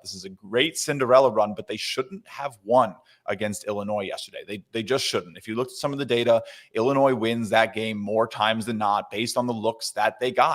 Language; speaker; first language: English; native; English